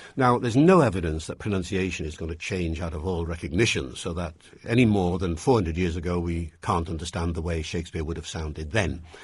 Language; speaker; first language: English; native; English